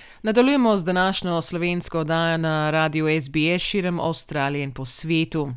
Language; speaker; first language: Slovenian; native; Slovenian